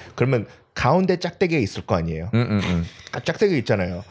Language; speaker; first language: Korean; early bilingual, heritage; Korean